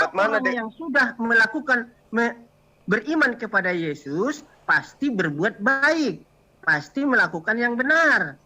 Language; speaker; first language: Indonesian; native; Indonesian